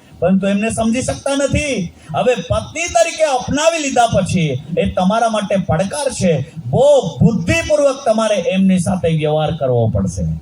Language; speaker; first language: Gujarati; non-native, local second language; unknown